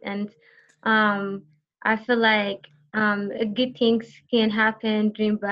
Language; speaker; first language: English; non-native, fluent; Tigrinya